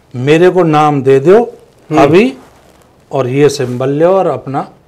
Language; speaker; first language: Hindi; native; Hindi